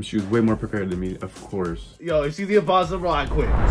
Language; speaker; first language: English; native; English